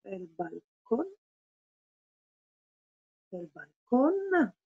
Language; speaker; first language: Spanish; non-native, fluent; French